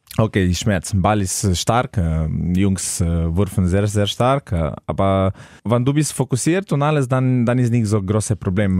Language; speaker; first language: German; non-native, learner; Slovenian